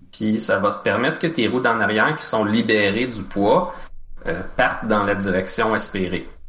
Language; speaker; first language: French; native; French